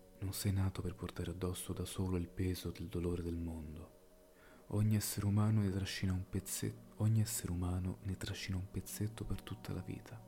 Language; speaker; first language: Italian; native; Italian